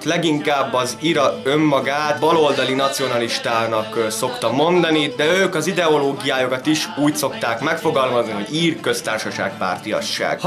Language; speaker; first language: Hungarian; native; Hungarian